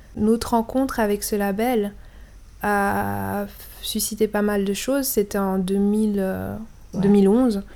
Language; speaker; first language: French; native; French